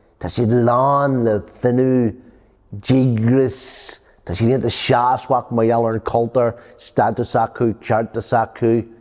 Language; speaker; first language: Irish; non-native, local second language; English